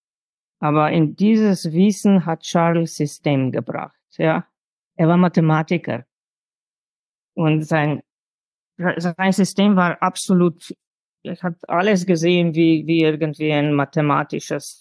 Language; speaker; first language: German; non-native, fluent; Slovenian